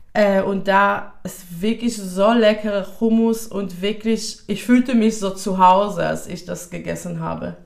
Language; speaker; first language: German; non-native, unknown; Hebrew